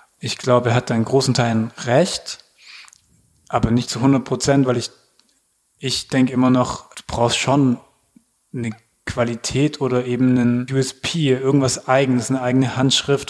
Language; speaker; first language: German; native; German